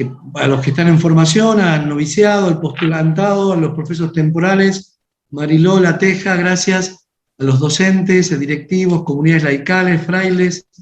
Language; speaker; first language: Spanish; native; Spanish